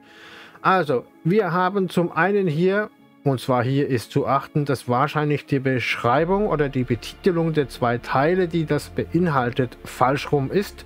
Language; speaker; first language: German; native; German